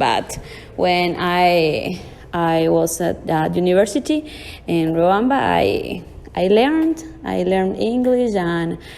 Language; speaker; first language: English; non-native, learner; Spanish